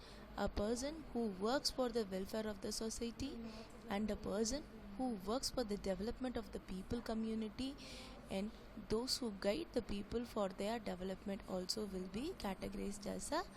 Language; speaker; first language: English; non-native, local second language; Tamil